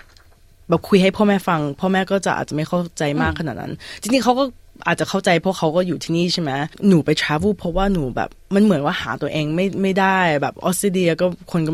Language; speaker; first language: Thai; early bilingual, heritage; Thai